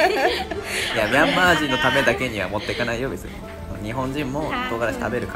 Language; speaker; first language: Japanese; native; Japanese